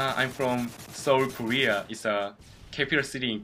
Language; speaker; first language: English; non-native, learner; Korean